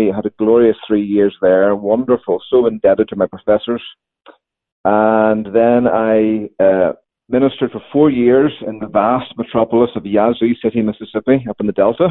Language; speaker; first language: English; native; English